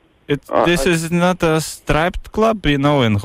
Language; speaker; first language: English; non-native, learner; Lithuanian